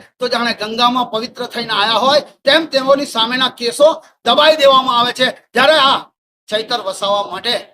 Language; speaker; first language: Gujarati; native; Gujarati